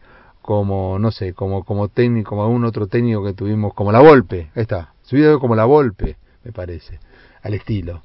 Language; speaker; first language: Spanish; native; Spanish